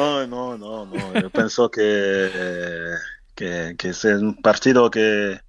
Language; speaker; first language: Spanish; non-native, fluent; French